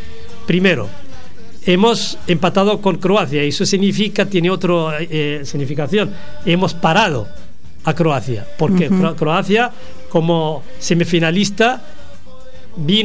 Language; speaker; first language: Spanish; non-native, fluent; Arabic